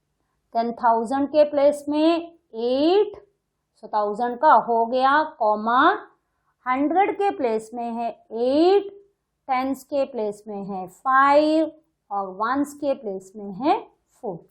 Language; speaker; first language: Hindi; non-native, local second language; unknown